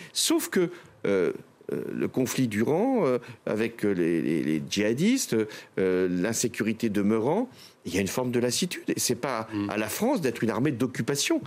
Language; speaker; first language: French; native; French